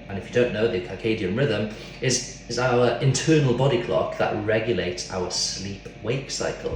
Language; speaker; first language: English; native; English